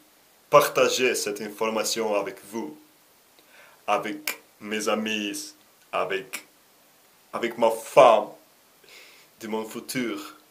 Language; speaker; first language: French; non-native, learner; Russian